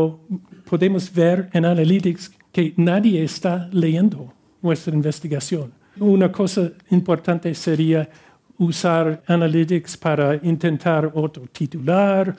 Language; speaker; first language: Spanish; non-native, fluent; English